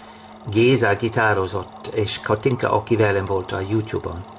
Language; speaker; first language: Hungarian; non-native, learner; English